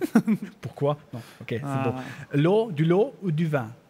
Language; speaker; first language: French; non-native, learner; German